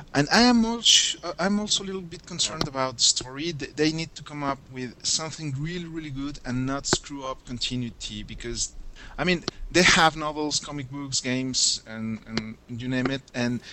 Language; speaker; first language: English; non-native, fluent; Spanish